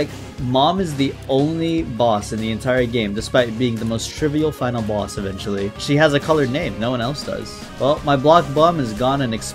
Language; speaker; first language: English; native; English